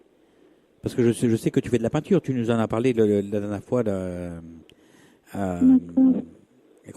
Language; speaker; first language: French; native; French